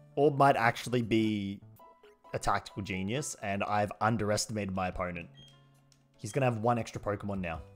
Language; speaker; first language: English; native; English